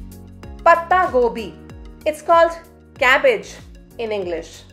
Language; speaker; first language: English; non-native, local second language; Hindi